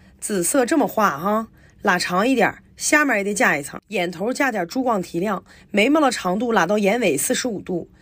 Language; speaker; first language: Chinese; native; Chinese